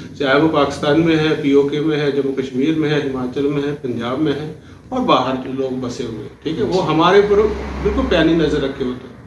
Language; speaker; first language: Hindi; non-native, local second language; Dogri